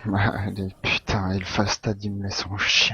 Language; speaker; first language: French; native; French